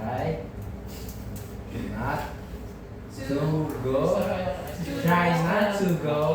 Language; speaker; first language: English; non-native, learner; Indonesian